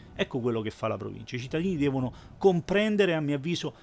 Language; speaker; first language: Italian; native; Italian